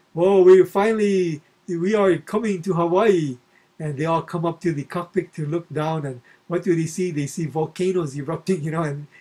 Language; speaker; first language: English; native; English